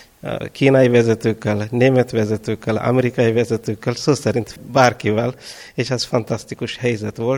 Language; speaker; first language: Hungarian; non-native, fluent; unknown